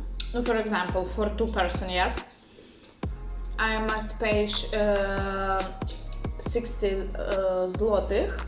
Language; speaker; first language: English; non-native, learner; Russian